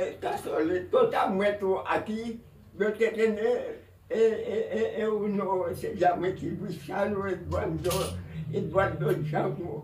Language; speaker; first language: Spanish; non-native, learner; Haitian Creole